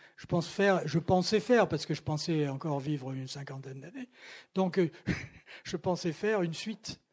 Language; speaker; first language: French; native; French